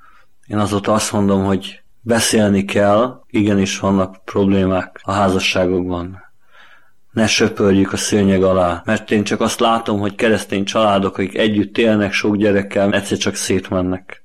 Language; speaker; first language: Hungarian; native; Hungarian